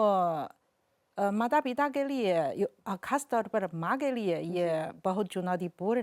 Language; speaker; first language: Hindi; non-native, fluent; Chinese